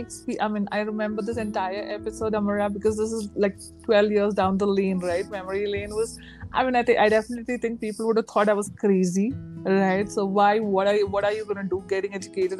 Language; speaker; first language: English; non-native, local second language; Urdu